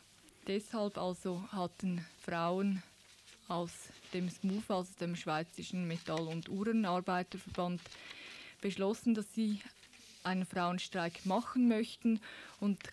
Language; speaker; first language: German; native; German